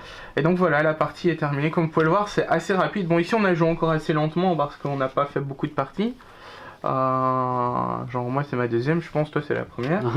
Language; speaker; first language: French; native; French